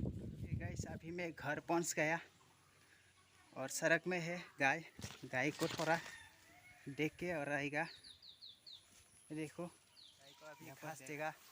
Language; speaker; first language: Hindi; non-native, local second language; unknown